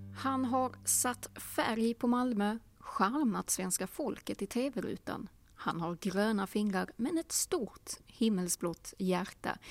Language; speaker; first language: Swedish; native; Swedish